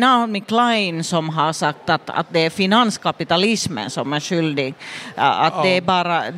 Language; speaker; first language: Swedish; non-native, fluent; Finnish